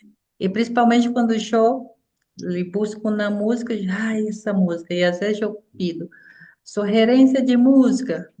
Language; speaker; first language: Portuguese; non-native, fluent; Spanish